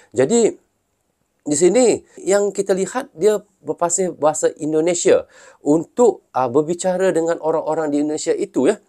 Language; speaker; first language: Malay; native; Malay